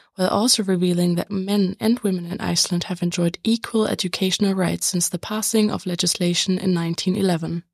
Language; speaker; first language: English; non-native, fluent; German